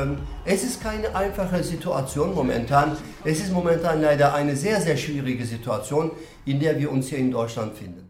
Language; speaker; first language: German; non-native, fluent; Turkish